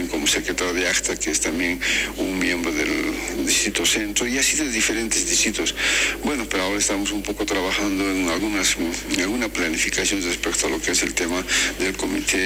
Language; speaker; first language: Spanish; native; Spanish